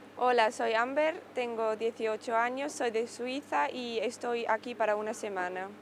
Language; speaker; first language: Spanish; non-native, fluent; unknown